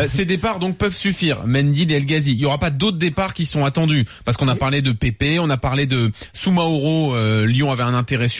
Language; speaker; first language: French; native; French